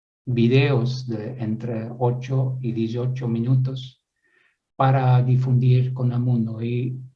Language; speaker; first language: Spanish; non-native, fluent; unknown